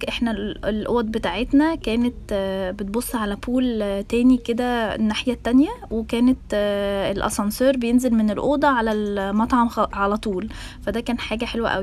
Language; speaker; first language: Arabic; native; Arabic